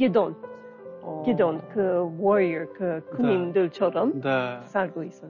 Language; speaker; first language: Korean; non-native, learner; English